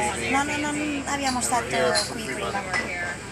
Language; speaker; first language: Italian; non-native, learner; Spanish